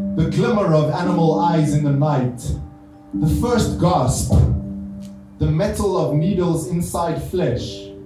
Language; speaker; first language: English; non-native, local second language; Afrikaans